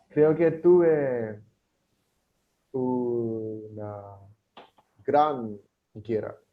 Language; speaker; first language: Spanish; non-native, learner; English